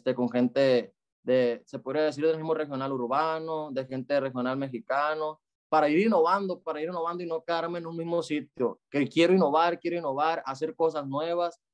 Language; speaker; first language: Spanish; native; Spanish